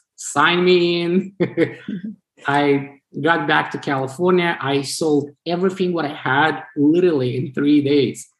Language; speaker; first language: English; non-native, fluent; Romanian